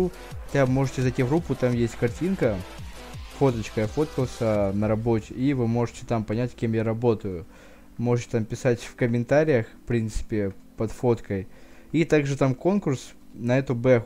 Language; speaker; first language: Russian; native; Russian